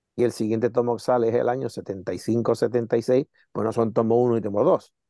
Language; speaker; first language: Spanish; native; Spanish